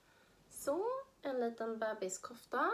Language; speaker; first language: Swedish; native; Swedish